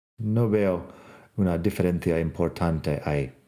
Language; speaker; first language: Spanish; non-native, fluent; English